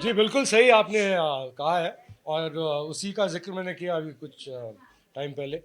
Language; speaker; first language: Hindi; native; Hindi